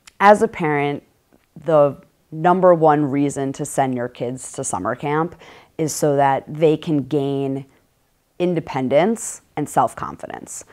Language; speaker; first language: English; native; English